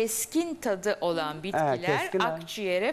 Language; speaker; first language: Turkish; native; Turkish